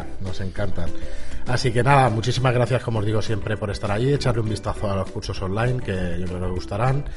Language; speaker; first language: Spanish; native; Spanish